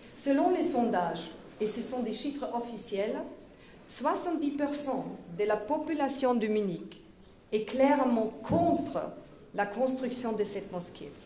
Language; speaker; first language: French; non-native, fluent; German